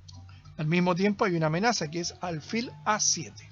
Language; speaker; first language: Spanish; native; Spanish